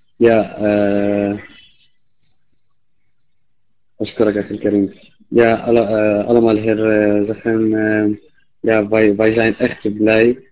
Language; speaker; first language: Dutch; non-native, learner; Arabic